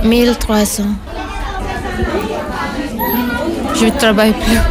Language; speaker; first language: French; non-native, learner; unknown